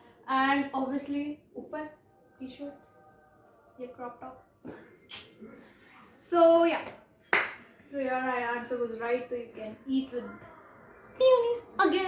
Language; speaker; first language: English; non-native, local second language; Hindi